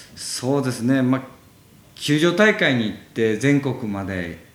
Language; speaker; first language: Japanese; native; Japanese